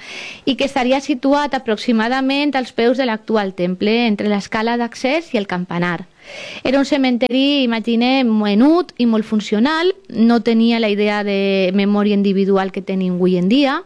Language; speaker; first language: Catalan; native; Catalan